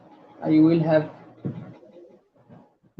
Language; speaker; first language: English; non-native, learner; Odia